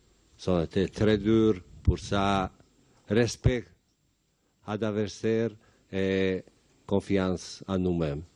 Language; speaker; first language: French; non-native, learner; Bosnian